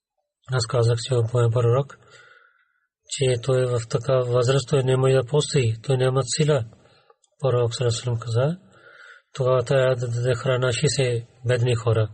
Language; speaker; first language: Bulgarian; non-native, learner; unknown